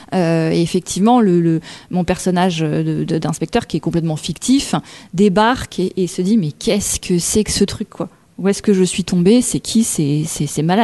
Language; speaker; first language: French; native; French